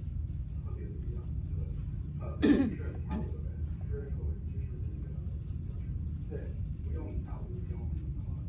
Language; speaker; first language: Chinese; non-native, learner; English